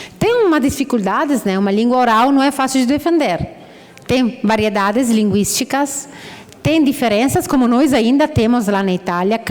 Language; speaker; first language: Portuguese; non-native, fluent; Italian